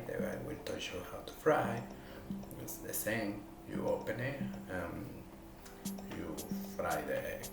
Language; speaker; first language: English; non-native, learner; Spanish